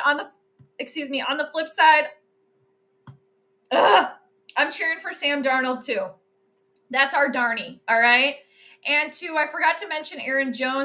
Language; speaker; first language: English; native; English